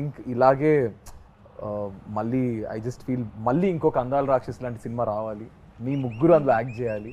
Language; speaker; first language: Telugu; native; Telugu